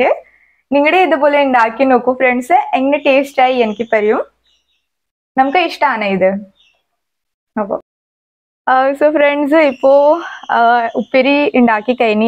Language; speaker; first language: Malayalam; non-native, learner; Hindi